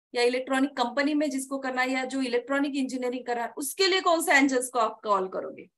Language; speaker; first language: Hindi; non-native, local second language; Marathi